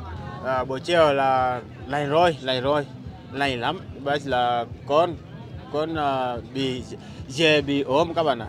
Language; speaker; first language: Vietnamese; non-native, learner; Portuguese